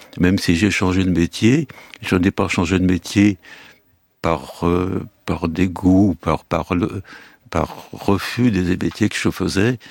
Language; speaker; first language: French; early bilingual, other home language; Yiddish